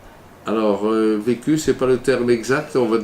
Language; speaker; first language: French; native; French